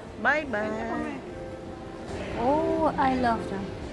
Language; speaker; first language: English; non-native, learner; Spanish